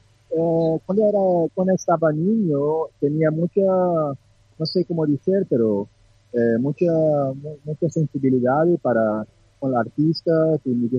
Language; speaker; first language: Spanish; non-native, learner; Portuguese